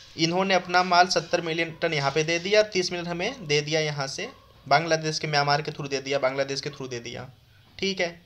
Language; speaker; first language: Hindi; native; Hindi